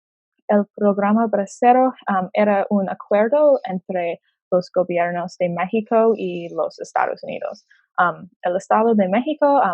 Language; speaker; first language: Spanish; non-native, learner; English